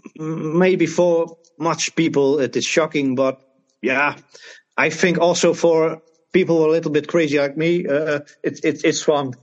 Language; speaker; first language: English; non-native, learner; Dutch